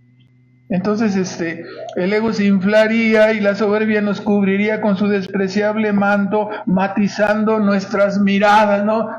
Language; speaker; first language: Spanish; native; Spanish